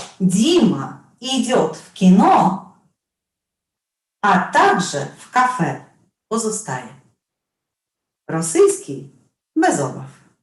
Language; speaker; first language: Polish; non-native, fluent; Russian